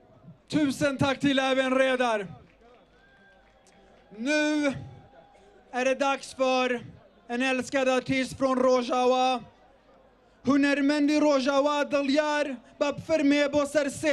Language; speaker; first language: Swedish; early bilingual, other home language; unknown